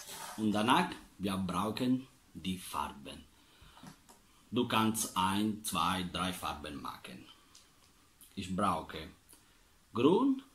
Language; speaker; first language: German; non-native, learner; Italian